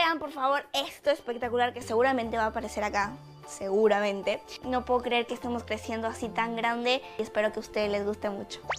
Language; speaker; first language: Spanish; native; Spanish